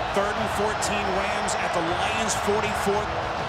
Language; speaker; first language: English; native; English